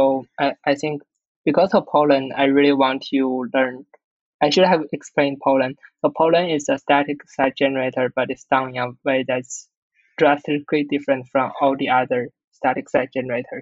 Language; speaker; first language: English; non-native, fluent; Chinese